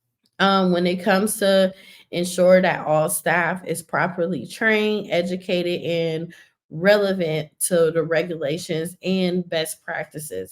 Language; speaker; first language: English; native; English